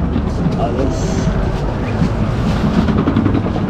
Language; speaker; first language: Spanish; non-native, learner; Filipino